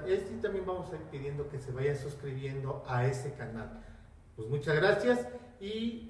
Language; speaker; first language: Spanish; native; Spanish